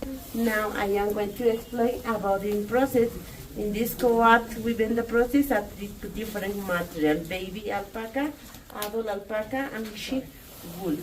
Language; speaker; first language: English; non-native, learner; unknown